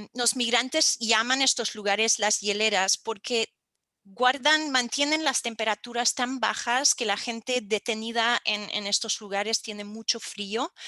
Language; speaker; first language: Spanish; non-native, fluent; French